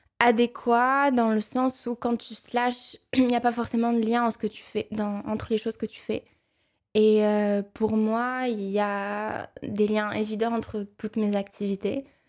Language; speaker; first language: French; non-native, local second language; Arabic